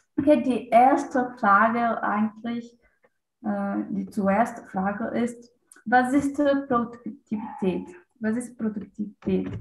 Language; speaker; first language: German; non-native, learner; Portuguese